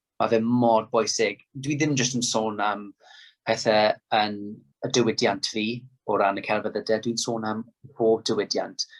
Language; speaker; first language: Welsh; non-native, local second language; English